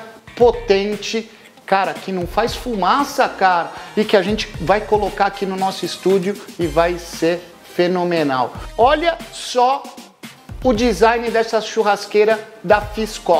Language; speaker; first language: Portuguese; native; Portuguese